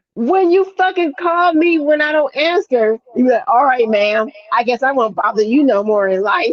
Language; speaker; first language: English; native; English